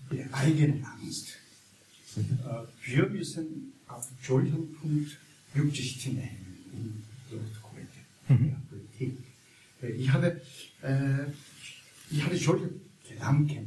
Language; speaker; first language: German; non-native, learner; Korean